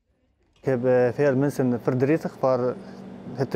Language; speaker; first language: Dutch; non-native, learner; Arabic